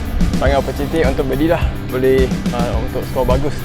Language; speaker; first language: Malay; non-native, local second language; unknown